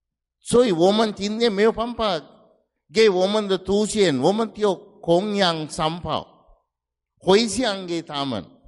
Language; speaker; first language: Chinese; non-native, fluent; Sinhala